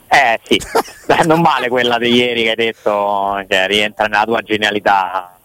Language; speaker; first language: Italian; native; Italian